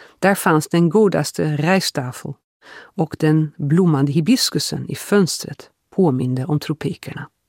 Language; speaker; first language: Swedish; early bilingual, heritage; Swedish